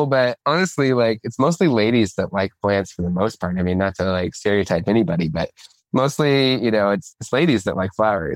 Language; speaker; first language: English; native; English